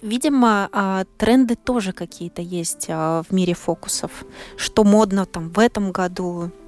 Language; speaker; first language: Russian; native; Russian